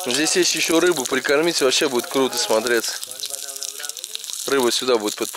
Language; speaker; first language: Russian; native; Russian